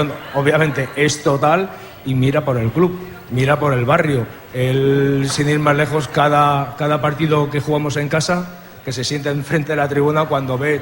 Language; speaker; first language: Spanish; native; Spanish